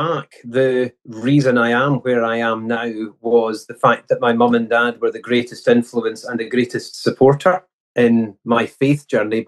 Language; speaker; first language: English; native; English